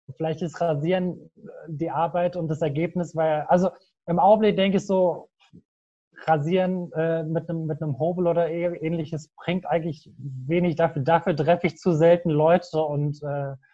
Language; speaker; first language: German; native; German